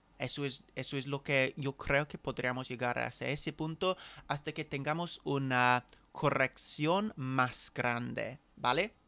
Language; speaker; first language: Spanish; non-native, learner; English